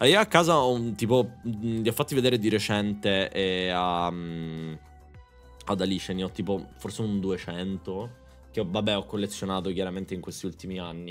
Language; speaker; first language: Italian; native; Italian